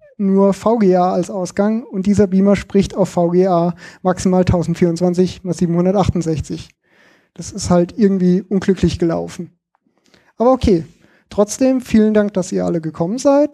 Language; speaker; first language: German; native; German